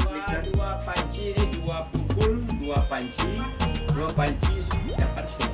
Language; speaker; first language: Indonesian; non-native, local second language; Balinese